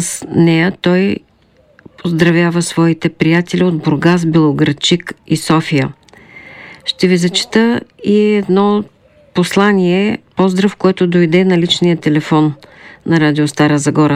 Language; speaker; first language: Bulgarian; native; Bulgarian